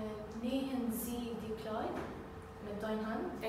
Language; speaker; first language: German; non-native, learner; Arabic